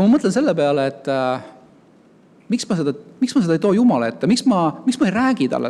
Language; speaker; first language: Estonian; native; Estonian